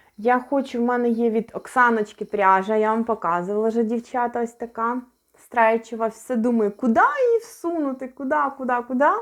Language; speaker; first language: Ukrainian; non-native, local second language; Russian